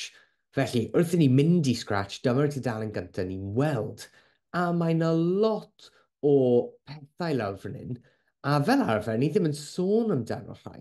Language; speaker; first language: Welsh; non-native, local second language; English